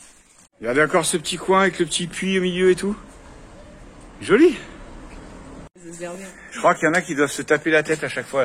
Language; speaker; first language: French; native; French